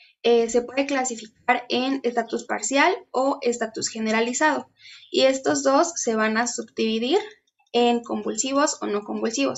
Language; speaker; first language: Spanish; native; Spanish